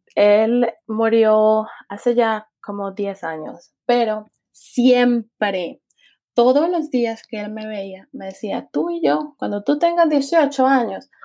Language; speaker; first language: Spanish; native; Spanish